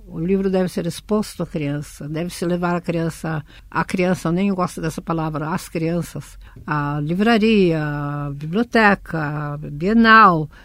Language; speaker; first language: Portuguese; early bilingual, other home language; Russian